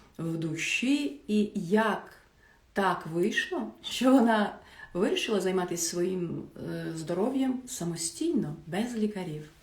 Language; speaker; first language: Ukrainian; non-native, local second language; Russian